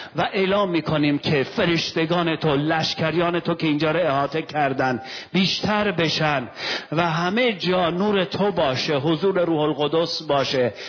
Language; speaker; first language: Persian; non-native, local second language; Armenian